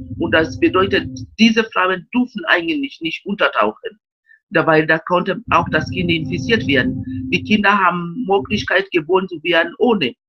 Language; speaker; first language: German; non-native, fluent; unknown